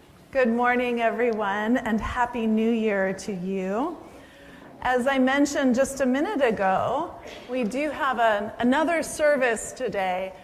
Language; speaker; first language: English; native; English